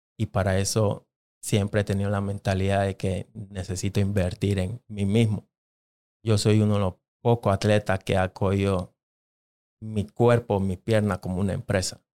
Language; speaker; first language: Spanish; non-native, local second language; Jamaican Creole English